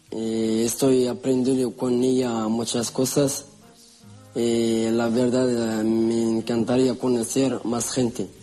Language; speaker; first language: Spanish; non-native, learner; Arabic